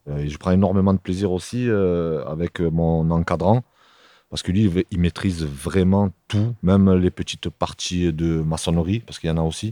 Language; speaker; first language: French; native; French